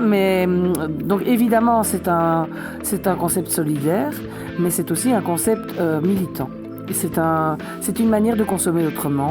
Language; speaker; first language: French; native; French